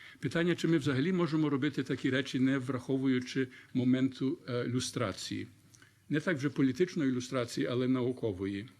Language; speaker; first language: Ukrainian; early bilingual, heritage; Ukrainian